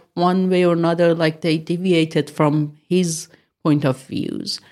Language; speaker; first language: English; non-native, fluent; Persian